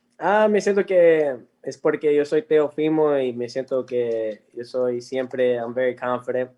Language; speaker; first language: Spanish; early bilingual, heritage; English